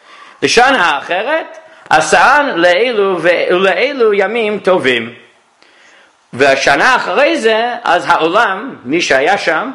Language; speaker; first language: Hebrew; non-native, fluent; English